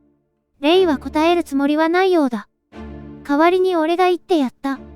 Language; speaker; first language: Japanese; native; Japanese